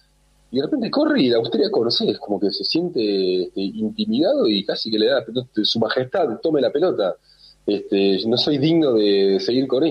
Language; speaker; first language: Spanish; native; Spanish